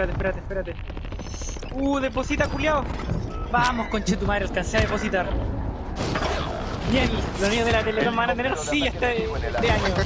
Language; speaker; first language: Spanish; native; Spanish